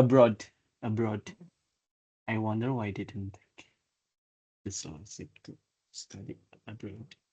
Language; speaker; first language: English; non-native, learner; Indonesian